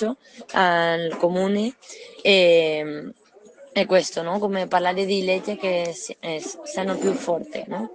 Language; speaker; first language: Italian; non-native, learner; Spanish